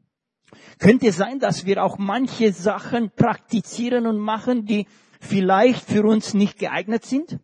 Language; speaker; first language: German; non-native, fluent; Romanian